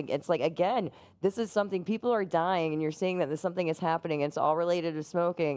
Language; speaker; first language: English; native; English